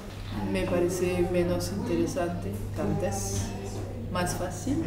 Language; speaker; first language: Spanish; non-native, fluent; French